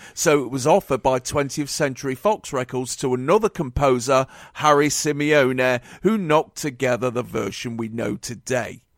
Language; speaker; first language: English; native; English